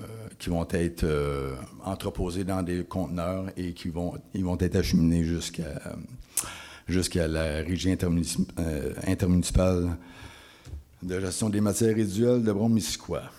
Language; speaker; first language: French; native; French